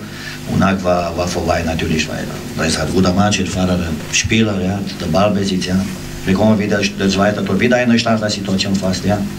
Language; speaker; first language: German; non-native, learner; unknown